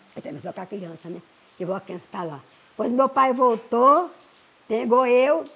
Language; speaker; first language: Portuguese; native; Portuguese